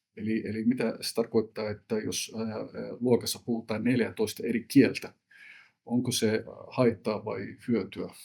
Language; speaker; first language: Finnish; early bilingual, other home language; Somali